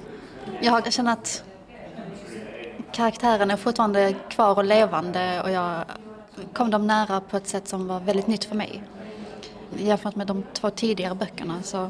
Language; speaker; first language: Swedish; early bilingual, other home language; Persian